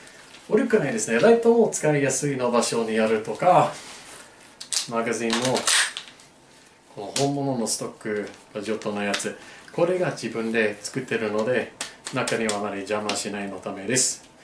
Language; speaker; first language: Japanese; non-native, learner; English